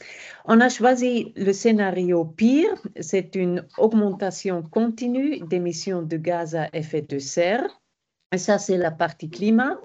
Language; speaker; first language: French; non-native, fluent; German